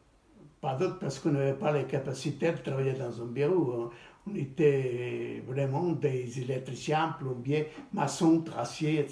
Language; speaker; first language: French; non-native, fluent; Portuguese